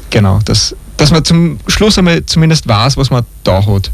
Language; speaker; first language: German; native; German